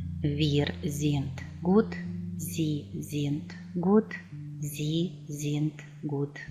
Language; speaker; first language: German; non-native, fluent; Ukrainian